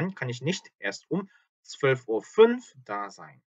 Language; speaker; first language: German; non-native, fluent; Korean